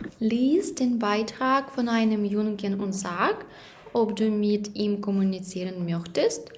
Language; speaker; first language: German; non-native, fluent; Ukrainian